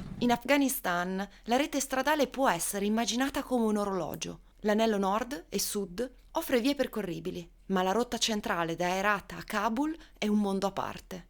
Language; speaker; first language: Italian; native; Italian